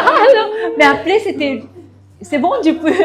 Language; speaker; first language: French; non-native, learner; Japanese